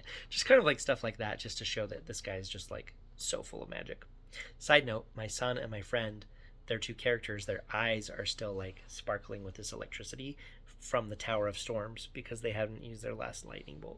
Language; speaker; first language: English; native; English